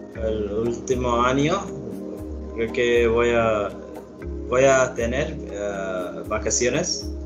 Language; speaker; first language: Spanish; non-native, learner; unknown